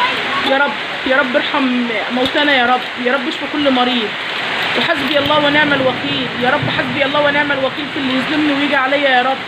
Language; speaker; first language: Arabic; native; Arabic